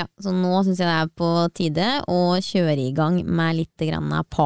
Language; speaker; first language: Norwegian; native; Norwegian